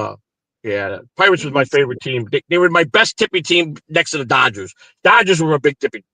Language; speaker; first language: English; native; English